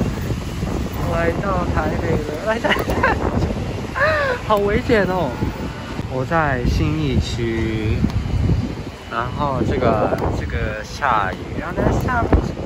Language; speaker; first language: Chinese; non-native, fluent; Japanese